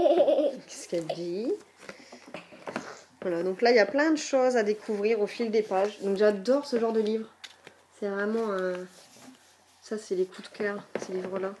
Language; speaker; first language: French; native; French